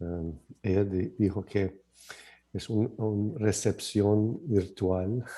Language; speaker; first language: Spanish; non-native, learner; English